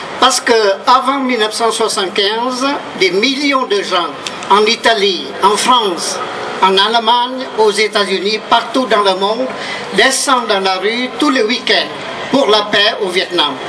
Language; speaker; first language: French; non-native, fluent; Vietnamese